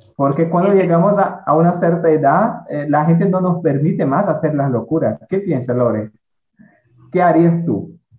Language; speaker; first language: Spanish; non-native, fluent; Portuguese